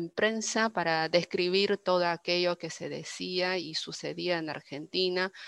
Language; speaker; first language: Spanish; non-native, fluent; Chinese